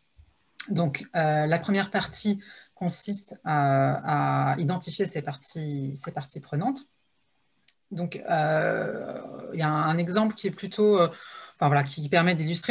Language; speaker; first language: French; native; French